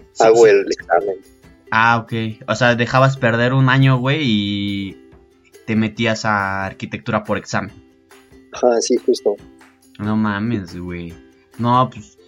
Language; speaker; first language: Spanish; native; Spanish